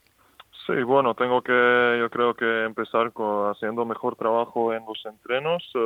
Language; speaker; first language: Spanish; non-native, fluent; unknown